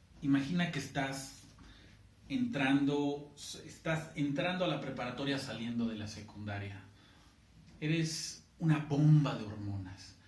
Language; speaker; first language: Spanish; native; Spanish